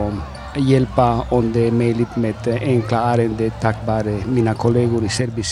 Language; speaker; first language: Swedish; non-native, fluent; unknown